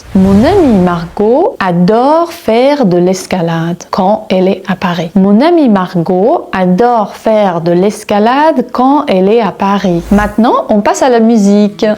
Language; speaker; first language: French; non-native, fluent; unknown